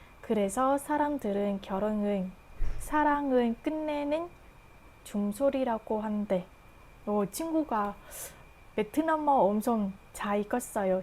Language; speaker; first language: Korean; non-native, learner; Vietnamese